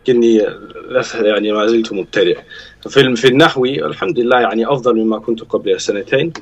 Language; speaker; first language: Arabic; non-native, learner; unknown